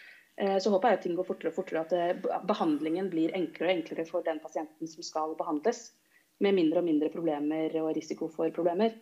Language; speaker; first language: Norwegian; native; Norwegian